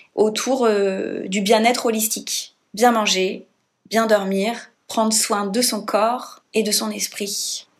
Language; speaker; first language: French; native; French